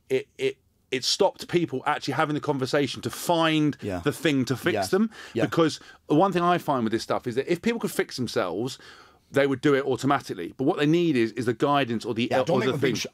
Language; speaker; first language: English; native; English